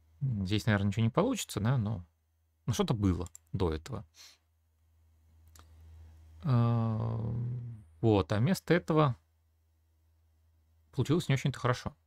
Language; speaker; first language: Russian; native; Russian